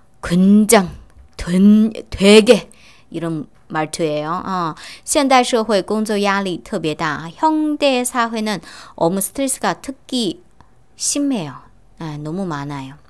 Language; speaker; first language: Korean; non-native, fluent; Chinese